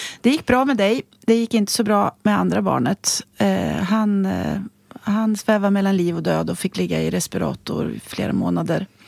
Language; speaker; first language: Swedish; native; Swedish